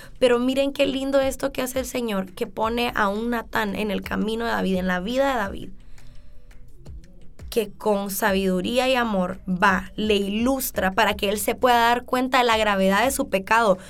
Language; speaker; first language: Spanish; native; Spanish